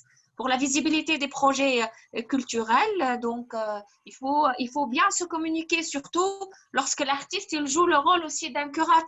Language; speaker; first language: French; non-native, fluent; Arabic